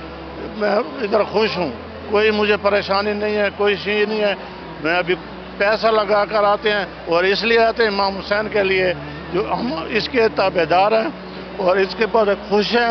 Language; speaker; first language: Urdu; non-native, local second language; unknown